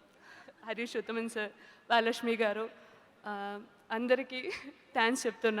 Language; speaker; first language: Telugu; non-native, learner; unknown